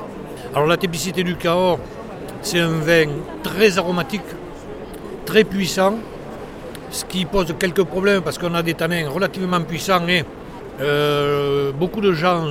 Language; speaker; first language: French; native; French